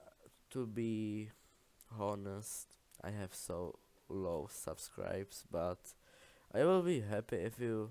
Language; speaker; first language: English; non-native, learner; Czech